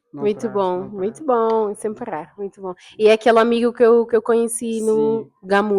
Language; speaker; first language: Portuguese; non-native, fluent; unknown